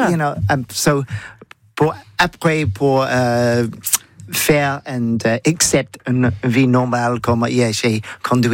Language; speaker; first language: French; non-native, learner; English